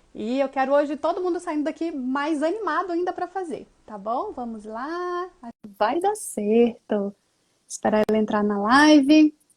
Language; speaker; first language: Portuguese; native; Portuguese